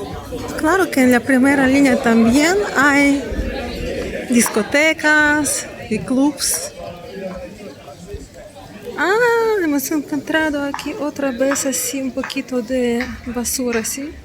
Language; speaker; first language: Spanish; non-native, fluent; Russian